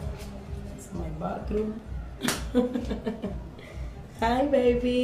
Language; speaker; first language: English; non-native, learner; Spanish